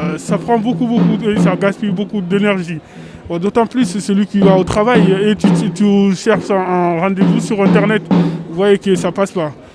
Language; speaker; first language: French; non-native, local second language; Bambara